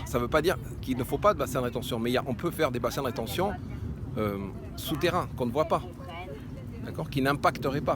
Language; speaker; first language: French; native; French